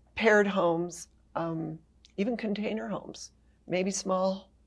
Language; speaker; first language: English; native; English